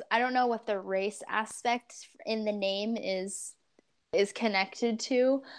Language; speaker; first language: English; native; English